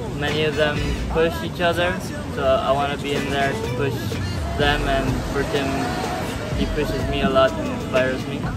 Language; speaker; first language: English; non-native, local second language; Filipino